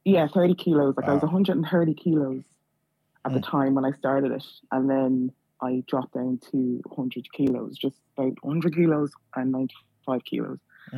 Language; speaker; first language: English; native; English